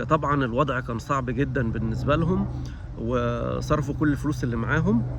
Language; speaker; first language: Arabic; native; Arabic